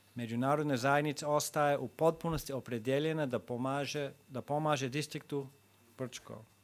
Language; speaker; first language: Croatian; non-native, fluent; English